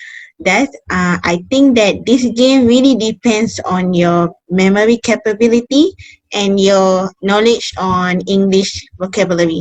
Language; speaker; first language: English; non-native, fluent; Malay